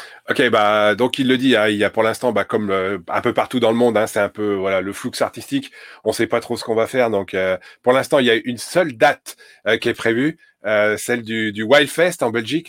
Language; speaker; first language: French; native; French